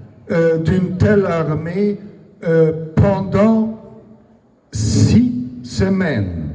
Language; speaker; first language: French; non-native, local second language; Luxembourgish